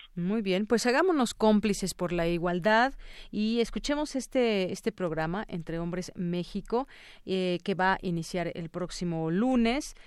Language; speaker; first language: Spanish; native; Spanish